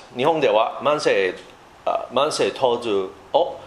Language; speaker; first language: Japanese; non-native, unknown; English